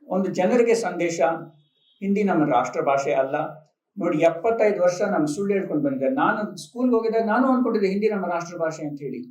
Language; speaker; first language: Kannada; non-native, local second language; Telugu